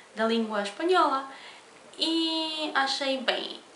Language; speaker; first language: Portuguese; non-native, fluent; Polish